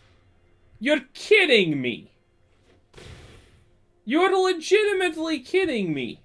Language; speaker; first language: English; non-native, fluent; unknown